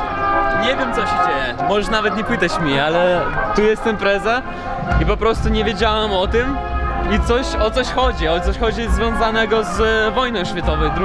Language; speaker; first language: Polish; non-native, learner; Russian